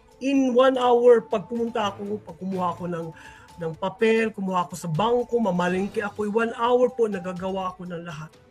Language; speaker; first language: Filipino; non-native, local second language; Waray